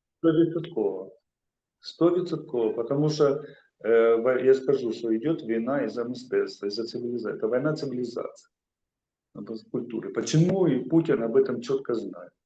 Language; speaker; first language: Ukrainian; non-native, local second language; Russian